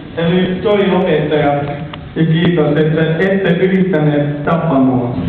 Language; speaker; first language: Finnish; non-native, learner; English